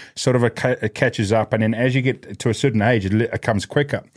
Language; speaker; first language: English; native; English